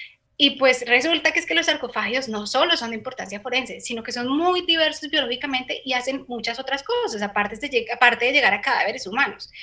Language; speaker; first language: Spanish; native; Spanish